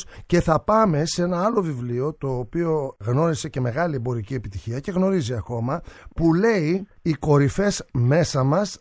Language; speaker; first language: Greek; native; Greek